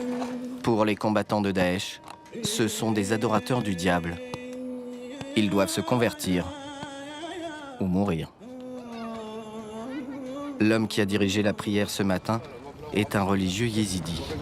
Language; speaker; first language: French; native; French